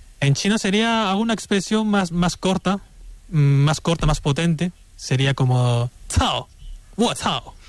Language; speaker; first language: Spanish; early bilingual, other home language; Chinese